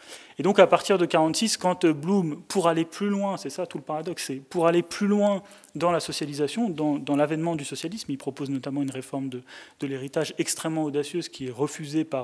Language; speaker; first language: French; native; French